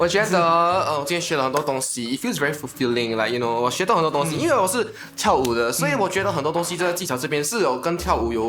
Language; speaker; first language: Chinese; non-native, local second language; English